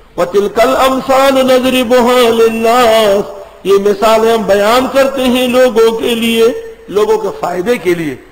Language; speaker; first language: Urdu; non-native, local second language; Pashto